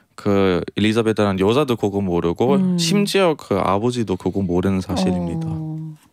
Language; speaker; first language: Korean; non-native, fluent; German